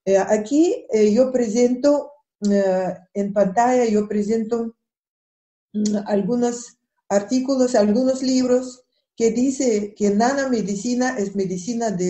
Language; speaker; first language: Spanish; non-native, fluent; Russian